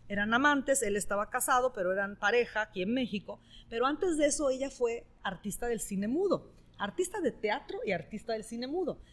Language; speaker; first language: Spanish; non-native, fluent; Italian